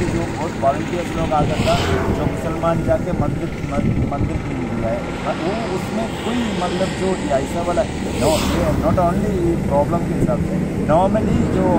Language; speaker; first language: Hindi; non-native, local second language; Malayalam